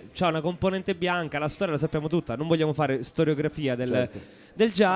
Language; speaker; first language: Italian; native; Italian